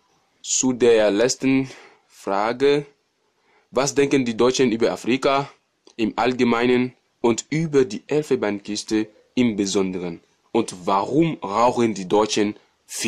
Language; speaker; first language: German; non-native, fluent; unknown